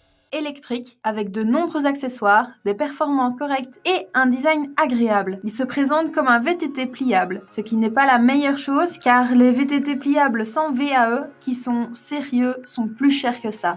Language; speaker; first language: French; native; French